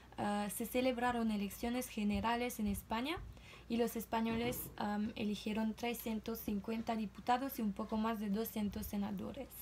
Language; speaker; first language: Spanish; non-native, learner; French